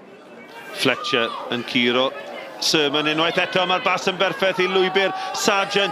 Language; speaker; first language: Welsh; native; Welsh